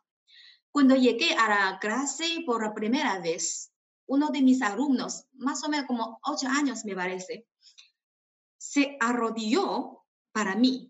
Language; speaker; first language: Spanish; non-native, fluent; Chinese